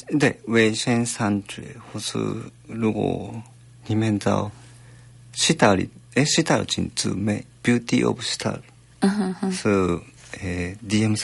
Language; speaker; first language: Chinese; non-native, fluent; Japanese